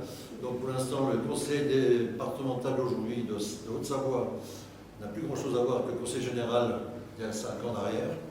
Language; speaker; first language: French; native; French